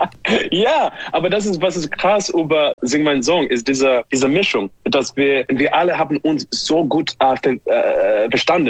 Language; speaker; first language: German; non-native, fluent; English